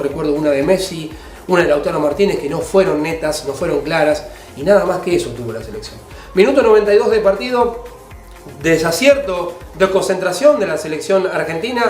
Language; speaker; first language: Spanish; native; Spanish